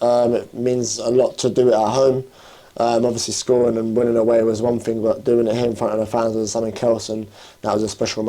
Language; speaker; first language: English; native; English